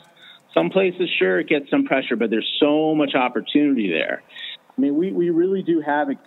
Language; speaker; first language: English; native; English